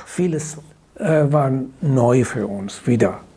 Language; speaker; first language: German; non-native, fluent; Persian